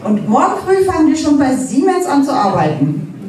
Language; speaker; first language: German; native; German